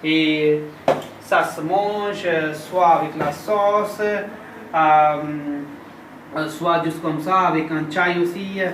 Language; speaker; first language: French; non-native, fluent; Hindi